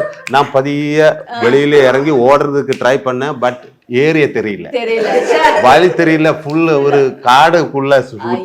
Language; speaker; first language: Tamil; non-native, learner; Malayalam